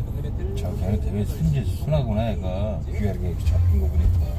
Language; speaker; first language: Korean; native; Korean